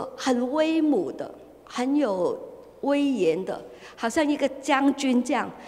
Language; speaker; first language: Chinese; non-native, fluent; Cantonese